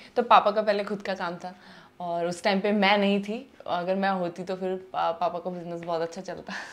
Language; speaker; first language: Hindi; native; Hindi